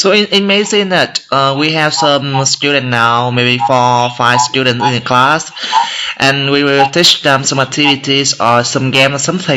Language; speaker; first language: English; non-native, learner; Vietnamese